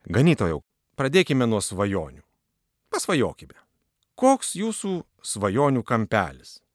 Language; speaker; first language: Lithuanian; native; Lithuanian